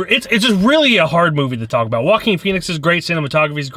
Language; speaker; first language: English; native; English